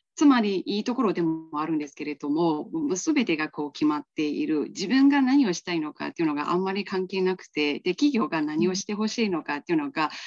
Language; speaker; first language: Japanese; non-native, fluent; Burmese